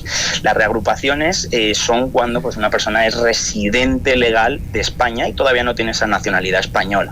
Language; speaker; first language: Spanish; native; Spanish